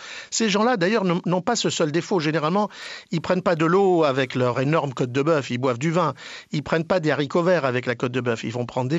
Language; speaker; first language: French; native; French